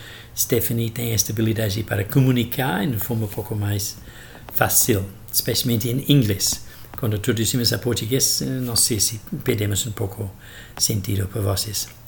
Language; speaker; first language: Portuguese; non-native, fluent; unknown